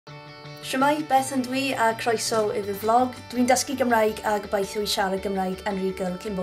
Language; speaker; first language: Welsh; non-native, local second language; English